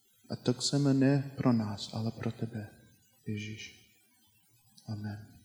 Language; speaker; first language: Czech; non-native, learner; English